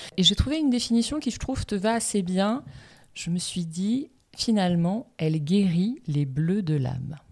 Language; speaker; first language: French; native; French